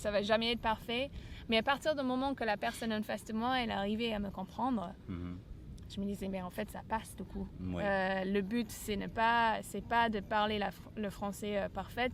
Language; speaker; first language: French; non-native, fluent; English